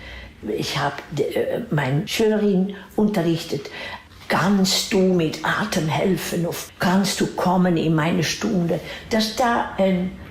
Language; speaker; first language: German; non-native, fluent; Dutch